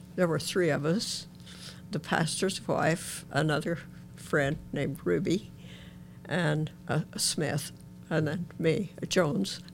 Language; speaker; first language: English; native; English